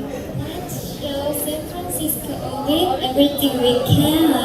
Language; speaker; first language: English; non-native, learner; Korean